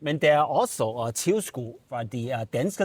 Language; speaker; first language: Danish; non-native, learner; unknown